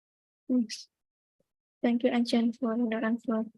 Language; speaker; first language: English; non-native, learner; Indonesian